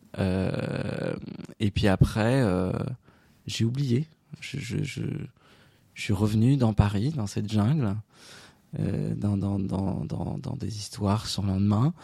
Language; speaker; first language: French; non-native, local second language; Arabic